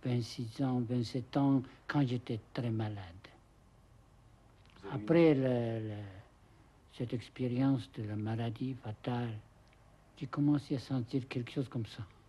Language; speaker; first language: French; non-native, fluent; Japanese